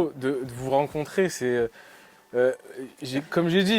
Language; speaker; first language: French; native; French